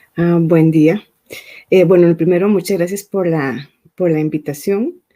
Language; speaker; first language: Spanish; native; Spanish